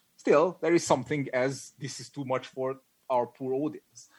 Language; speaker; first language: English; non-native, fluent; Hungarian